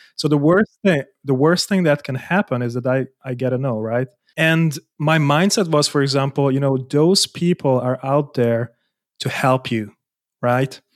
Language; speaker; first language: English; non-native, fluent; Hungarian